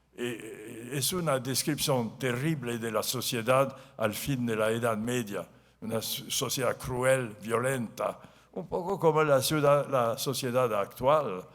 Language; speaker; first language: Spanish; non-native, learner; French